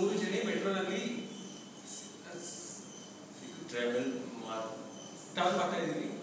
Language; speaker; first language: Kannada; non-native, learner; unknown